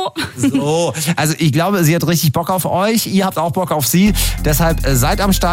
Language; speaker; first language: German; native; German